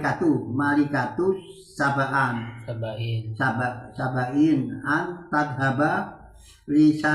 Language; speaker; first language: Arabic; non-native, learner; Indonesian